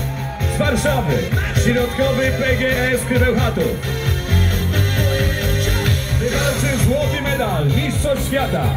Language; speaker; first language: Polish; native; Polish